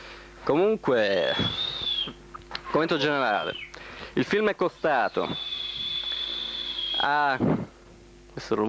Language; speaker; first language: Italian; native; Italian